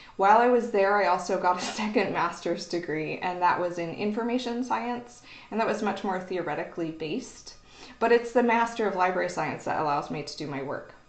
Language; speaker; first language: English; native; English